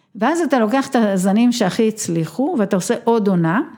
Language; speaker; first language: Hebrew; native; Hebrew